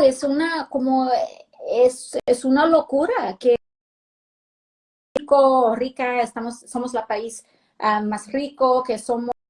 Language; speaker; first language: Spanish; early bilingual, heritage; Spanish